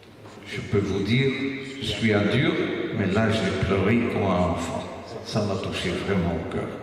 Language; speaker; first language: French; non-native, local second language; Dutch